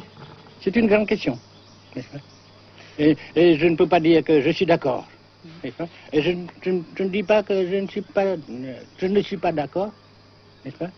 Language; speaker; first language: French; non-native, local second language; Vietnamese